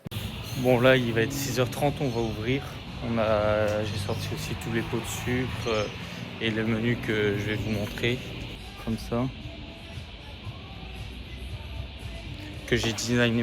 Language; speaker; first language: French; native; French